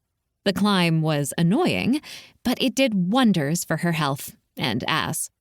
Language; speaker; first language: English; native; English